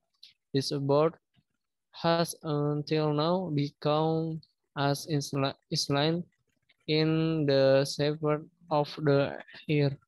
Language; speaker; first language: English; non-native, learner; Indonesian